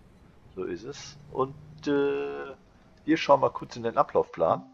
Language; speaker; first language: German; native; German